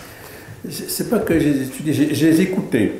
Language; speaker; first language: French; non-native, local second language; Arabic